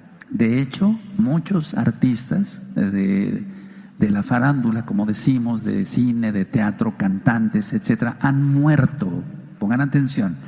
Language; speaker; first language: Spanish; native; Spanish